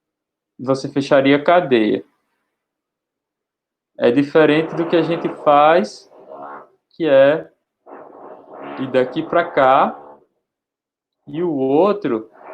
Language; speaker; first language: Portuguese; native; Portuguese